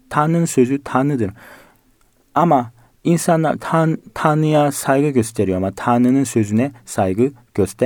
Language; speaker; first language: Turkish; non-native, fluent; Korean